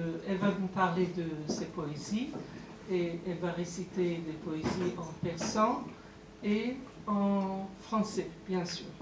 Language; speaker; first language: French; non-native, fluent; Persian